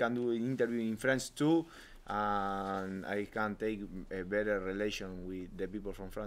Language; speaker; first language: English; non-native, learner; Spanish